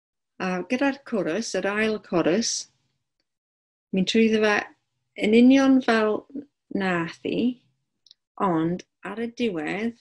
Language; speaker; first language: Welsh; non-native, local second language; English